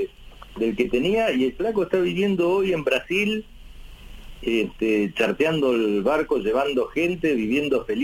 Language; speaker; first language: Spanish; native; Spanish